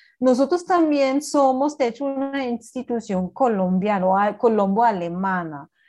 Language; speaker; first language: Spanish; non-native, fluent; German